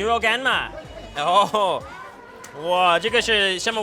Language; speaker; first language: Chinese; non-native, fluent; English